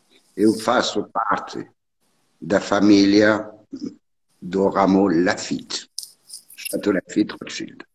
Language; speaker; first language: Portuguese; non-native, learner; French